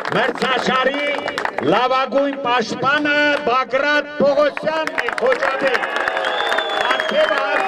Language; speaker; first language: Armenian; native; Armenian